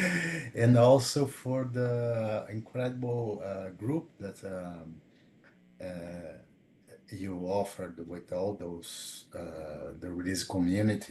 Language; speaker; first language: English; non-native, fluent; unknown